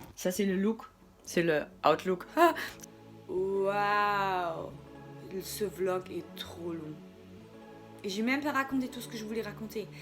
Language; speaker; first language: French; non-native, fluent; German